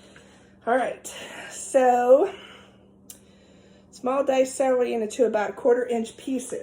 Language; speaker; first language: English; native; English